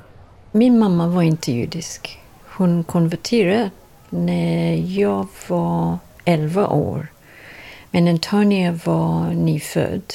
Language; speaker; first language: Swedish; non-native, fluent; English